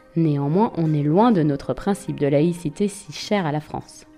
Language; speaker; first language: French; native; French